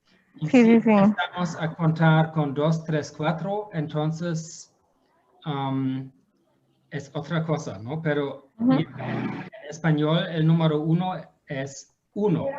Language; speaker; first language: Spanish; non-native, fluent; German